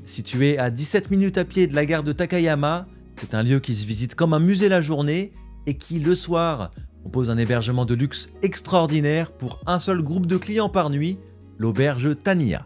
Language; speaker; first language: French; native; French